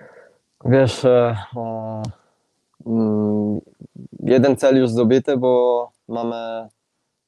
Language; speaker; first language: Polish; non-native, fluent; Italian